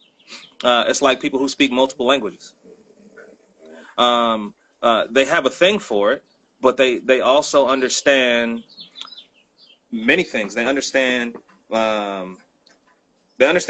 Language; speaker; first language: English; native; English